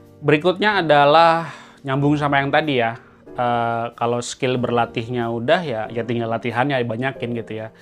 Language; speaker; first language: Indonesian; native; Indonesian